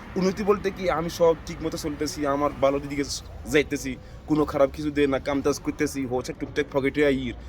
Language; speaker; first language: Bangla; non-native, fluent; Zulu